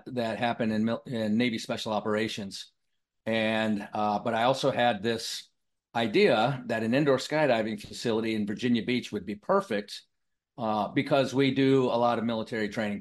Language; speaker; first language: English; native; English